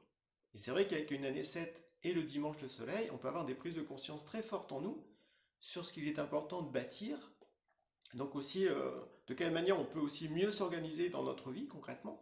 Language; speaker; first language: French; native; French